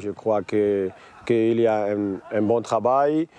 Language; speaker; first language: French; non-native, learner; Spanish